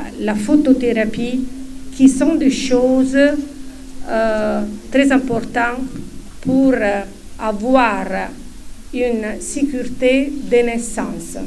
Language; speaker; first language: French; non-native, fluent; Italian